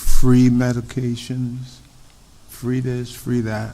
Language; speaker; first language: English; native; English